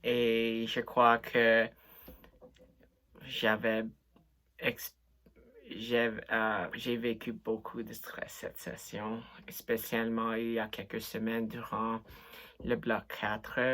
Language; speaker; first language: French; non-native, local second language; English